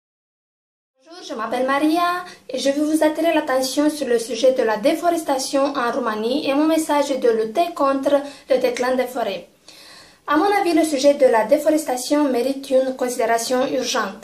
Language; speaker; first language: French; non-native, learner; Romanian